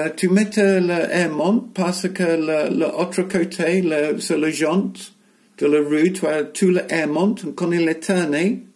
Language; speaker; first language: French; non-native, learner; English